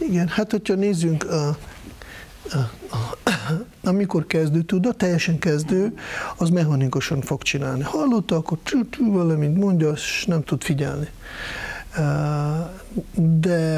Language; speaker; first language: Hungarian; non-native, fluent; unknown